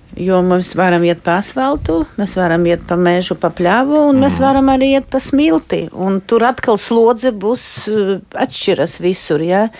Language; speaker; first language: Latvian; non-native, local second language; Russian